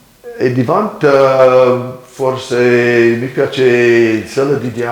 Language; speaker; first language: Italian; non-native, learner; English